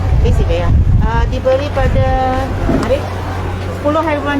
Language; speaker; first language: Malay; non-native, local second language; Cantonese